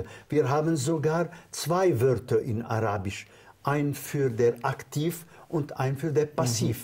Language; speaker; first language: German; non-native, fluent; Arabic